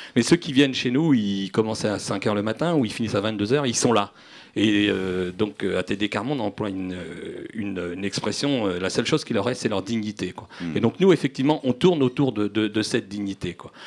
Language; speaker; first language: French; native; French